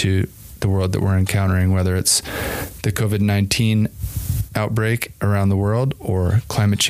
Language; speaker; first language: English; native; English